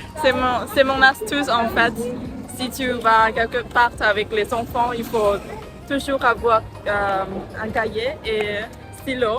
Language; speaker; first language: French; non-native, learner; Thai